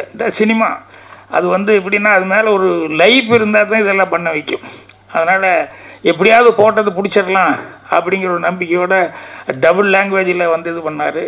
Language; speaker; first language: Tamil; native; Tamil